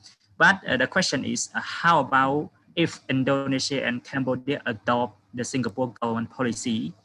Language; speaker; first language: English; non-native, fluent; Khmer